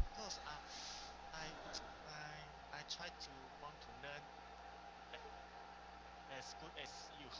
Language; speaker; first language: English; non-native, learner; Chinese